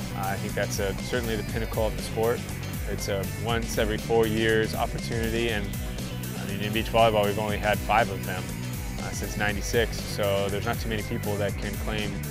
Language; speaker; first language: English; native; English